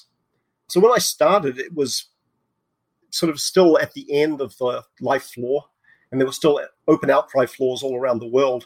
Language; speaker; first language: English; native; English